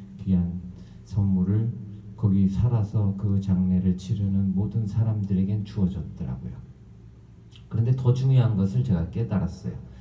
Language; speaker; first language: Korean; native; Korean